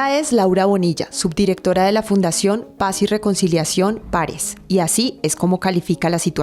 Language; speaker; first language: Spanish; native; Spanish